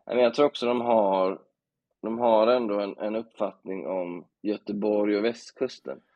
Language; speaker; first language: Swedish; native; Swedish